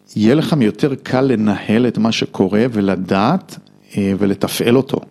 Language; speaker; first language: Hebrew; non-native, fluent; English